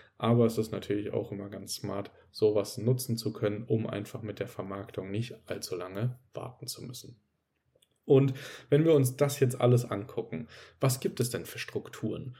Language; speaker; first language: German; native; German